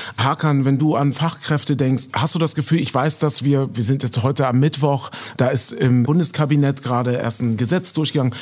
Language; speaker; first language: German; native; German